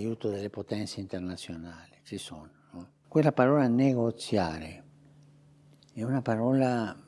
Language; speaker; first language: Italian; non-native, fluent; Spanish